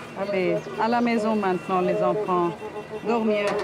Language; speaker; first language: French; non-native, learner; German